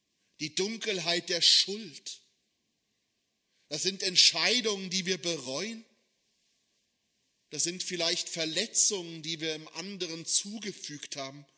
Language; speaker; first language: German; native; German